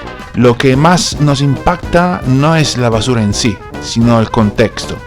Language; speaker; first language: Spanish; non-native, fluent; Italian